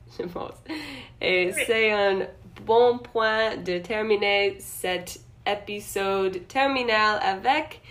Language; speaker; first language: French; non-native, learner; English